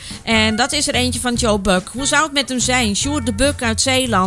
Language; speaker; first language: Dutch; native; Dutch